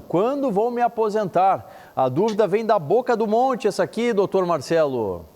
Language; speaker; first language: Portuguese; native; Portuguese